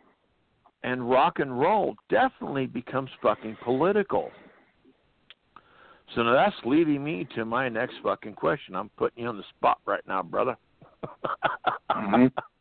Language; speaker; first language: English; native; English